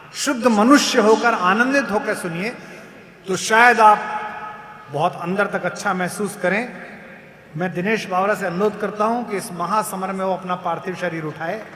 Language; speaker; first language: Hindi; native; Hindi